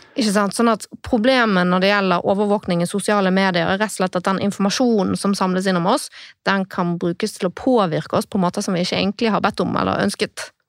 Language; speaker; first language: Norwegian; native; Norwegian